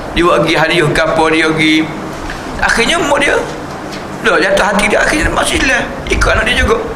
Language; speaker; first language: Malay; native; Malay